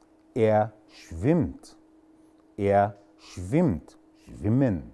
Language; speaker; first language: German; non-native, fluent; Arabic